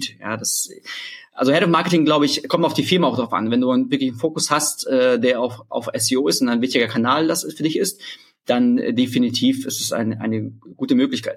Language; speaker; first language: German; early bilingual, other home language; Russian